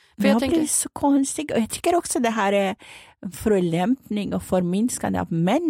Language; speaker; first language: Swedish; non-native, fluent; Persian